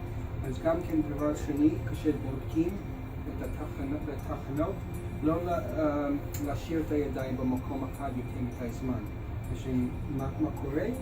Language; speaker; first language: Hebrew; non-native, fluent; English